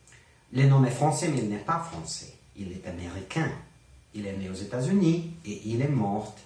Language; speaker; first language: French; non-native, learner; Portuguese